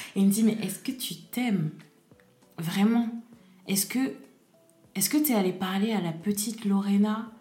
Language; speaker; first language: French; native; French